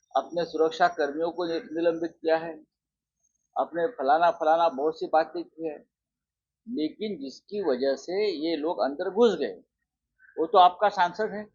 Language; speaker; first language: Hindi; non-native, local second language; Marathi